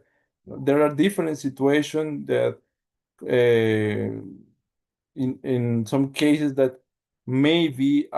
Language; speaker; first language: English; non-native, learner; Spanish